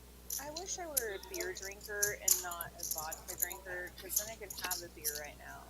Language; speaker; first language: English; native; English